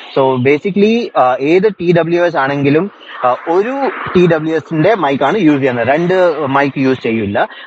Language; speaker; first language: Malayalam; early bilingual, heritage; Malayalam